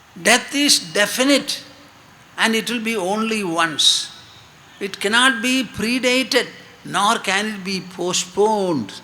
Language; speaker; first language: English; non-native, local second language; Malayalam